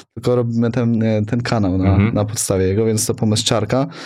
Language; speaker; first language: Polish; native; Polish